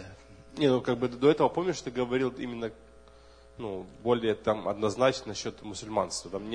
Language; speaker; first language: Russian; native; Russian